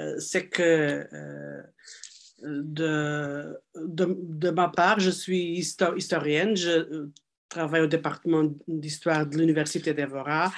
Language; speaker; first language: French; non-native, fluent; Portuguese